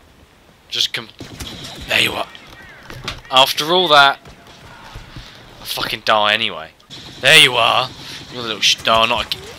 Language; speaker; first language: English; native; English